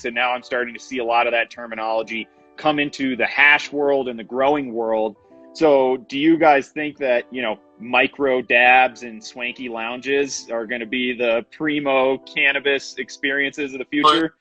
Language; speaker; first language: English; native; English